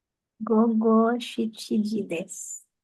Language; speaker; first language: Japanese; non-native, learner; Filipino